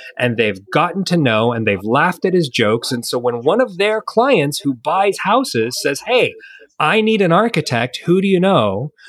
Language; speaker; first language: English; native; English